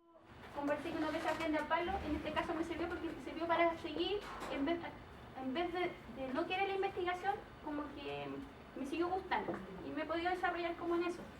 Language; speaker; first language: Spanish; native; Spanish